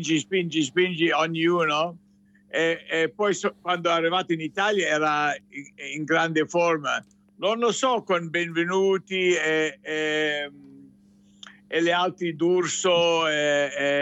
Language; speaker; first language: Italian; non-native, fluent; English